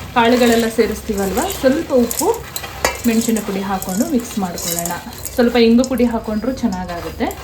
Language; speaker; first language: Kannada; native; Kannada